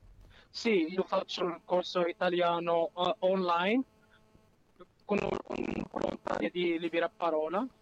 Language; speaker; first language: Italian; non-native, learner; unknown